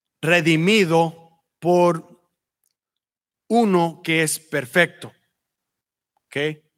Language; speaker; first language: Spanish; early bilingual, heritage; Spanish